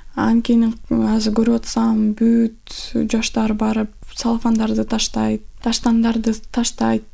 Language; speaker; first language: Kyrgyz; non-native, local second language; Russian